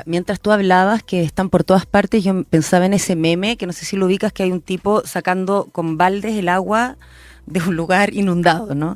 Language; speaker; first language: Spanish; native; Spanish